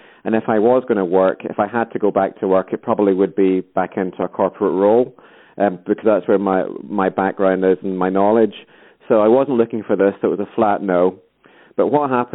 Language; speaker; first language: English; native; English